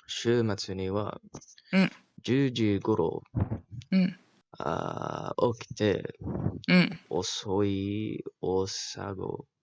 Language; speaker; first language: Japanese; non-native, learner; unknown